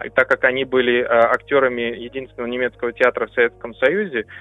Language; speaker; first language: Russian; non-native, local second language; German